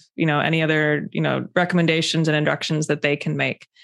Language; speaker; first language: English; native; English